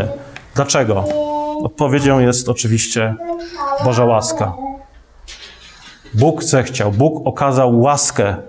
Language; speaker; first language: Polish; native; Polish